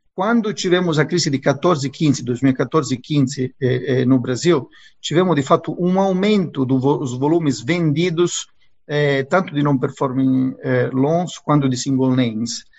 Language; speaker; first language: Portuguese; non-native, fluent; Italian